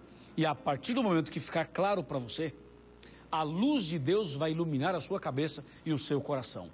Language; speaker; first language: Portuguese; native; Portuguese